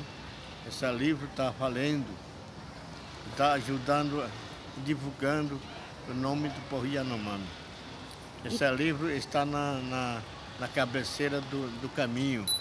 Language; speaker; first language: Portuguese; non-native, local second language; Yanomámi